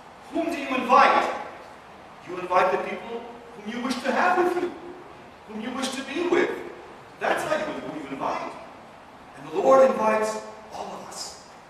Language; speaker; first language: English; early bilingual, other home language; Russian